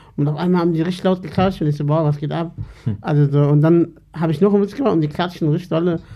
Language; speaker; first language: German; early bilingual, other home language; Turkish